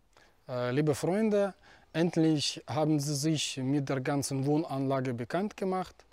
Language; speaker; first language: German; non-native, fluent; Russian